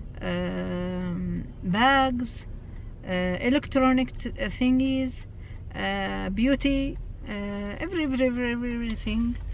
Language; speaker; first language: English; non-native, learner; Arabic